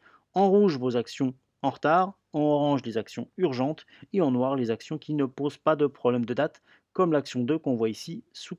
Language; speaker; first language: French; native; French